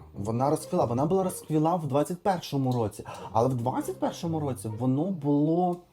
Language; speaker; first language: Ukrainian; non-native, local second language; Russian